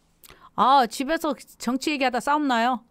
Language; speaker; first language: Korean; native; Korean